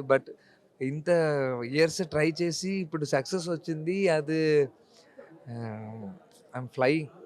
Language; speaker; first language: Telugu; non-native, learner; Malayalam